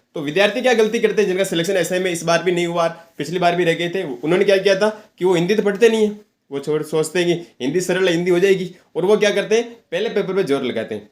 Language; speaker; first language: Hindi; native; Hindi